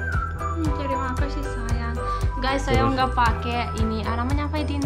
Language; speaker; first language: Indonesian; non-native, learner; English